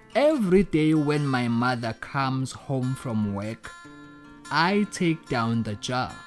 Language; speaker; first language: English; non-native, local second language; Zulu